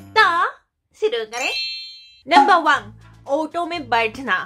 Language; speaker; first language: Hindi; non-native, fluent; Japanese